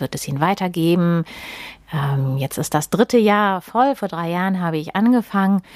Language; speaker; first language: German; native; German